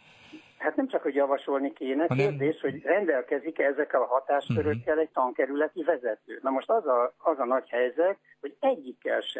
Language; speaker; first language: Hungarian; native; Hungarian